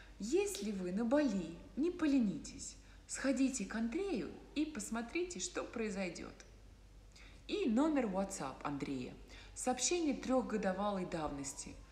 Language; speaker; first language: Russian; native; Russian